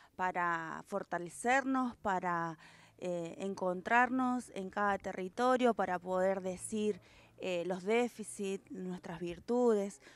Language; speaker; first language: Spanish; native; Spanish